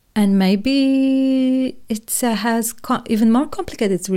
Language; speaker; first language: English; non-native, fluent; Hebrew